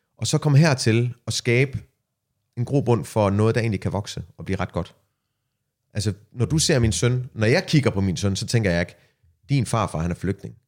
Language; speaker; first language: Danish; early bilingual, other home language; Arabic